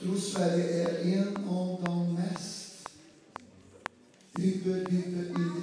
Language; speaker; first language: Swedish; non-native, fluent; Portuguese